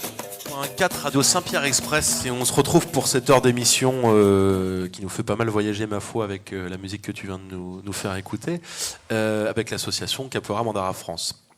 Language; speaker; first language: French; native; French